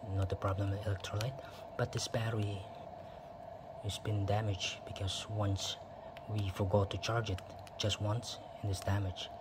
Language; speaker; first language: English; non-native, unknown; Indonesian